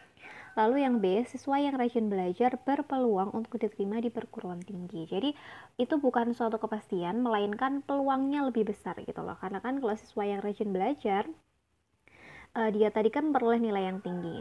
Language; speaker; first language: Indonesian; native; Indonesian